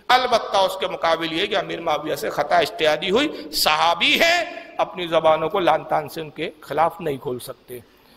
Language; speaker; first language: Urdu; native; Urdu